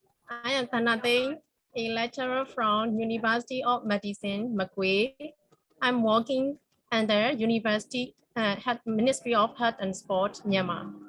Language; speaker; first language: English; non-native, fluent; Burmese